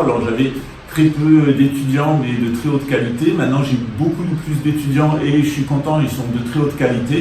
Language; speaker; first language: French; native; French